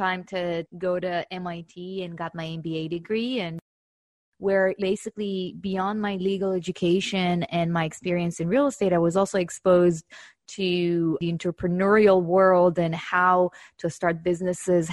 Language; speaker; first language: English; non-native, fluent; Hebrew